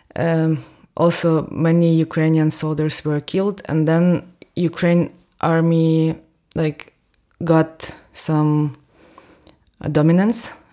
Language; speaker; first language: English; non-native, fluent; Ukrainian